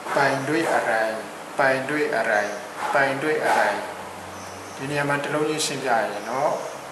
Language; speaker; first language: Burmese; native; Burmese